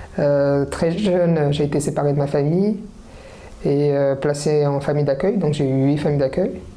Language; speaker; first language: French; early bilingual, other home language; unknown